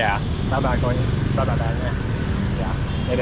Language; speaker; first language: Vietnamese; non-native, learner; English